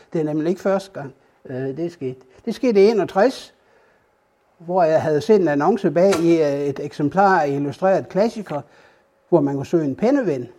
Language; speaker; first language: Danish; native; Danish